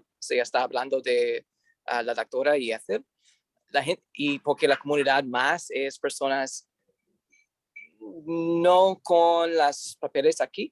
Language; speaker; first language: Spanish; non-native, learner; English